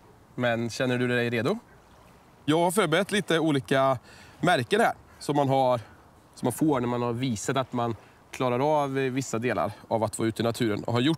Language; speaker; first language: Swedish; native; Swedish